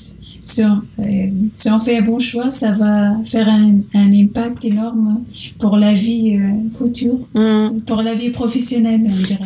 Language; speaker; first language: French; non-native, learner; Portuguese